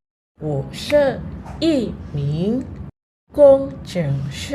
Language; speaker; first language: Chinese; non-native, fluent; Indonesian